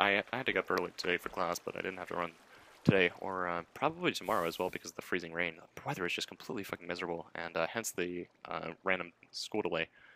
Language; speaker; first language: English; native; English